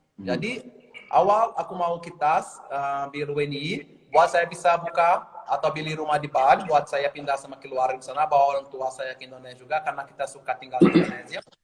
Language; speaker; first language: Indonesian; non-native, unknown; Portuguese